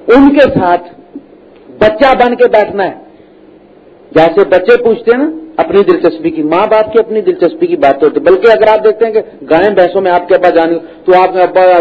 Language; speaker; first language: Urdu; non-native, local second language; Punjabi